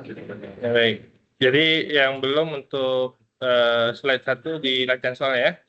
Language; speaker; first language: Indonesian; native; Indonesian